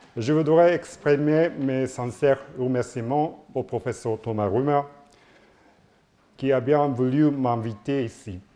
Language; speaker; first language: French; non-native, learner; Japanese